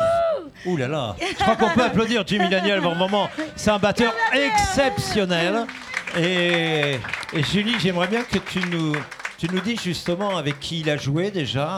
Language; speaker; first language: French; native; French